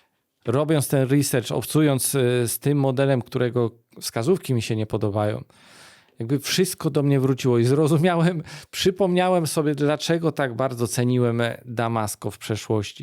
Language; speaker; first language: Polish; native; Polish